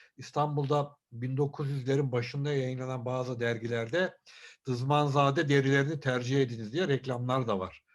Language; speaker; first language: Turkish; native; Turkish